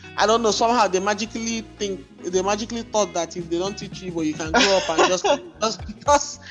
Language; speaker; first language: English; non-native, local second language; Igbo